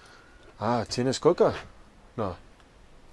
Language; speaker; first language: Spanish; non-native, learner; English